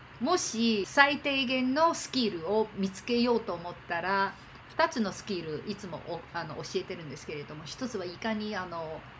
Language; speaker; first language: Japanese; non-native, fluent; Chinese